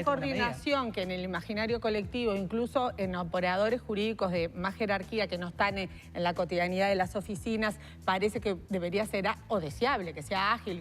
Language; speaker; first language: Spanish; native; Spanish